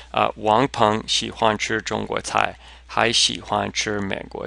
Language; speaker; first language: Chinese; non-native, fluent; English